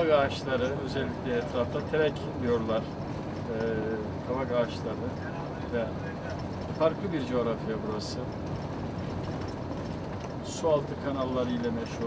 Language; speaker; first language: Turkish; native; Turkish